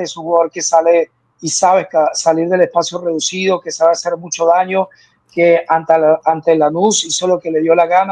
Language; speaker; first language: Spanish; native; Spanish